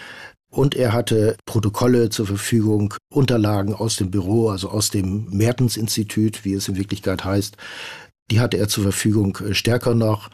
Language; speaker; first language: German; native; German